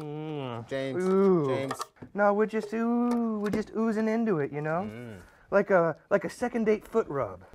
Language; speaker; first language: English; native; English